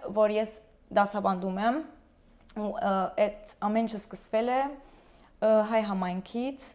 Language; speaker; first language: Armenian; early bilingual, heritage; Armenian